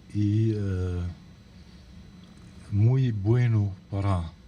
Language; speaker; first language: Spanish; non-native, fluent; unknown